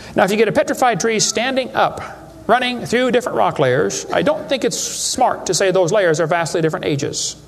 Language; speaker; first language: English; native; English